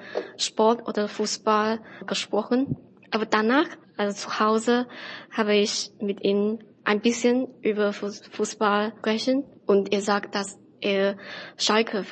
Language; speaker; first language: German; non-native, learner; Chinese